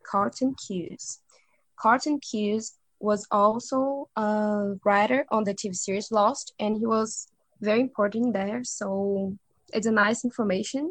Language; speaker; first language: English; non-native, fluent; Portuguese